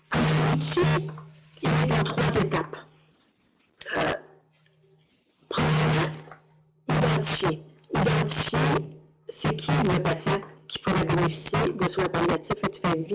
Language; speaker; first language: French; native; French